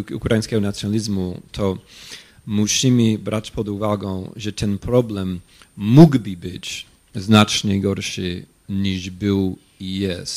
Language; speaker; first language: Polish; non-native, fluent; English